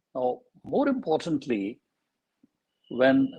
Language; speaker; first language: English; non-native, local second language; Punjabi